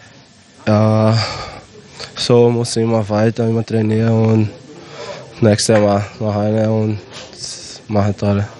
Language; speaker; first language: German; non-native, learner; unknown